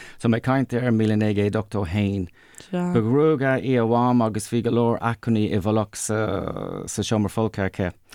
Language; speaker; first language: Irish; non-native, local second language; English